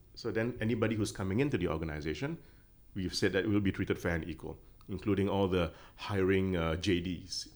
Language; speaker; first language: English; non-native, local second language; Tamil